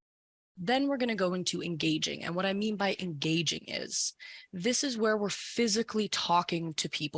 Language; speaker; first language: English; native; English